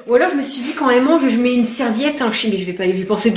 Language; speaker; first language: French; native; French